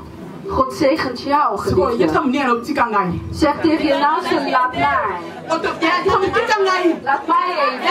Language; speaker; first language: Dutch; non-native, fluent; Lingala